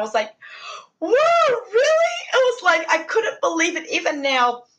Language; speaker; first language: English; native; English